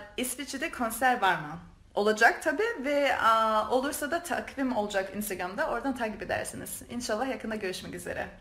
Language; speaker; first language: Turkish; early bilingual, heritage; Turkish